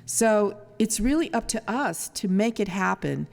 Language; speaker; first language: English; early bilingual, other home language; Spanish